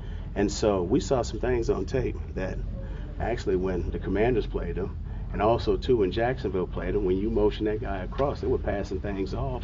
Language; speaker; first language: English; native; English